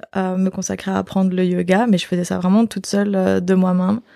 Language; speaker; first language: French; native; French